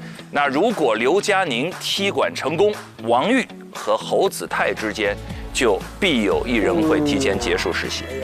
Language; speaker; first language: Chinese; native; Chinese